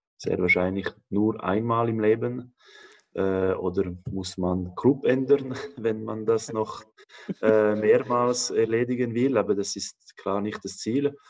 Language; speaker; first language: German; non-native, local second language; French